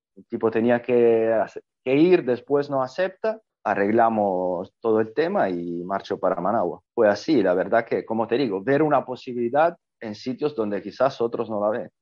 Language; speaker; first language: Spanish; non-native, fluent; Italian